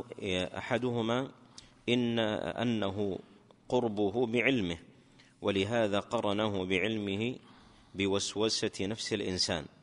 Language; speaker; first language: Arabic; native; Arabic